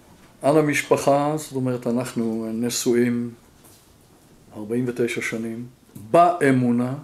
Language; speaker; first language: Hebrew; non-native, fluent; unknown